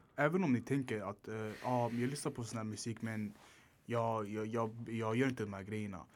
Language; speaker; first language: Swedish; early bilingual, other home language; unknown